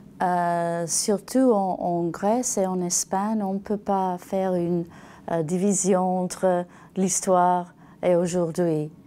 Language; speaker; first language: French; non-native, learner; English